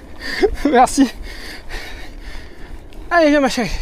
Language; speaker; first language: French; native; French